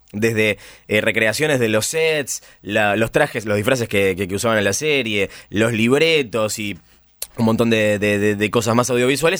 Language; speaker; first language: Spanish; native; Spanish